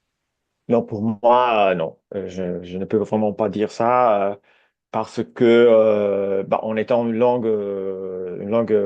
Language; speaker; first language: French; non-native, fluent; Italian